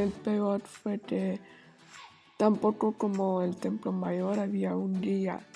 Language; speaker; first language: Spanish; non-native, learner; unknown